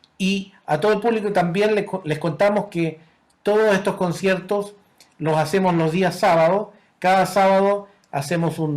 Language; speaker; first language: Spanish; native; Spanish